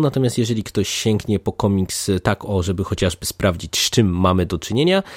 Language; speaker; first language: Polish; native; Polish